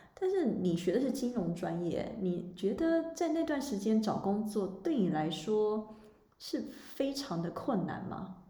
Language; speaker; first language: Chinese; native; Chinese